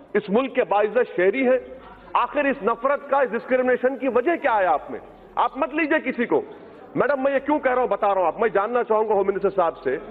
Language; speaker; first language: Urdu; native; Urdu